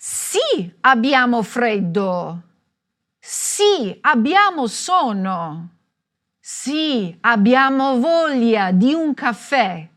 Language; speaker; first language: Italian; non-native, fluent; English